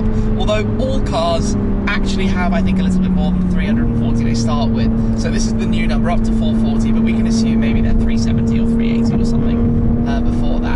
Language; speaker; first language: English; native; English